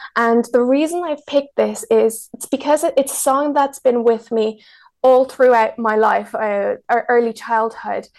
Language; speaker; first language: English; early bilingual, other home language; Spanish